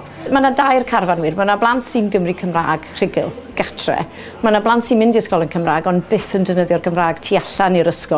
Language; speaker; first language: Welsh; native; Welsh